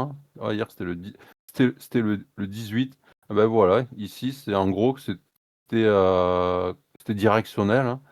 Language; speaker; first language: French; native; French